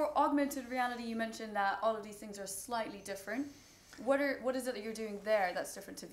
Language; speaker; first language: English; native; English